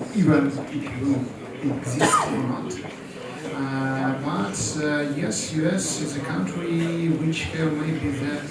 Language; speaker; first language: English; non-native, learner; Ukrainian